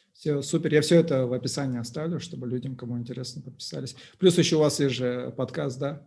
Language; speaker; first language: Russian; native; Russian